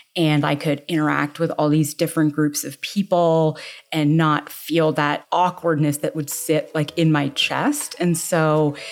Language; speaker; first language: English; native; English